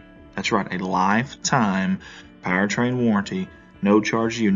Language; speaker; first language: English; native; English